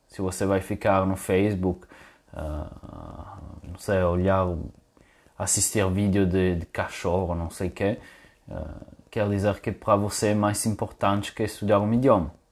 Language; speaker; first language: Portuguese; non-native, fluent; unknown